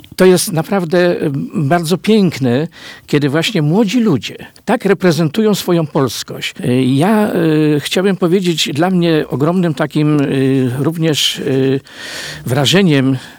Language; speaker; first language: Polish; native; Polish